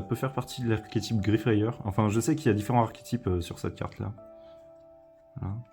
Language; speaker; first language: French; native; French